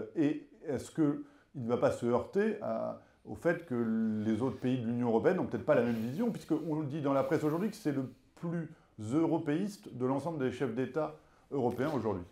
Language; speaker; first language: French; native; French